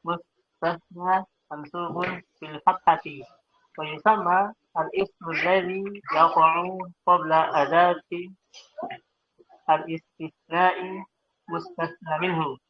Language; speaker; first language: Arabic; non-native, learner; Indonesian